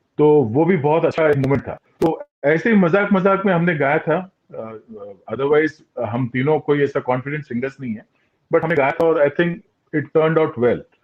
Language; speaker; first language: Hindi; non-native, local second language; Tulu